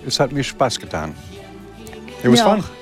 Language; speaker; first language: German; non-native, learner; English